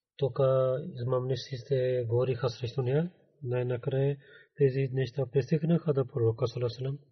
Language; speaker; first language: Bulgarian; non-native, learner; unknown